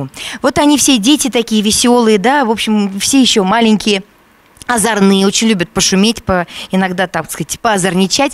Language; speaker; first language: Russian; native; Russian